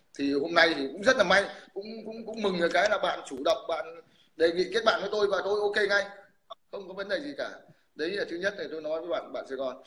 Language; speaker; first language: Vietnamese; native; Vietnamese